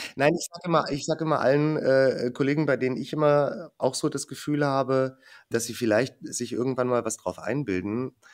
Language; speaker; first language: German; native; German